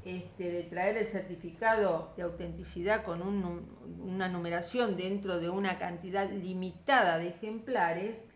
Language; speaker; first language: Spanish; native; Spanish